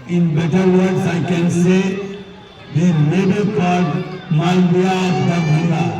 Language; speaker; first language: English; non-native, local second language; Hindi